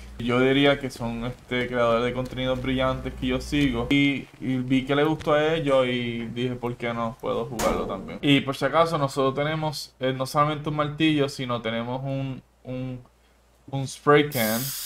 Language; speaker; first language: Spanish; early bilingual, heritage; Spanish